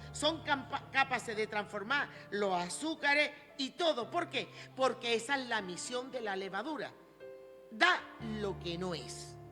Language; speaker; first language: Spanish; native; Spanish